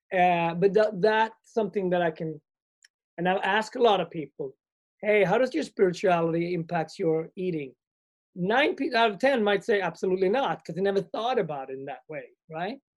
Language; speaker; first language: English; early bilingual, other home language; Swedish